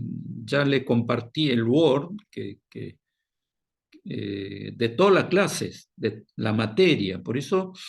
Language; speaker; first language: Spanish; non-native, fluent; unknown